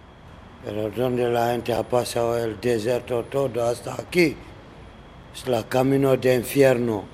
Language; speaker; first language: Spanish; non-native, learner; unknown